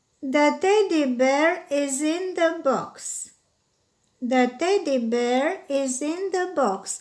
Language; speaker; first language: English; non-native, fluent; Romanian